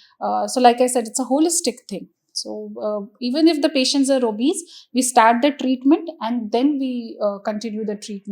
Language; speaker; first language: English; non-native, local second language; Hindi